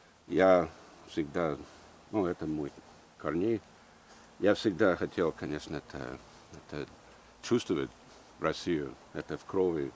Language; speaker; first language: Russian; early bilingual, heritage; English